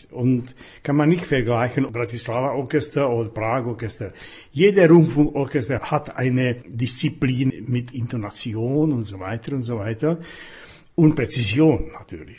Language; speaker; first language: German; non-native, fluent; Slovak